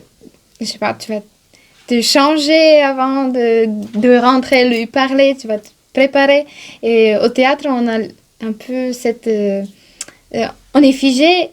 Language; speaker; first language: French; non-native, fluent; Bulgarian